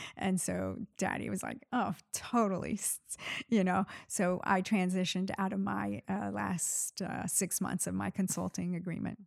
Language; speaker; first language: English; early bilingual, other home language; Arabic